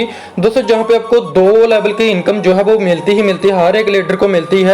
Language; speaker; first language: Hindi; native; Hindi